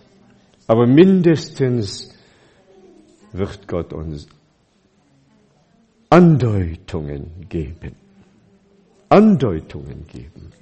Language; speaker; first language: German; non-native, fluent; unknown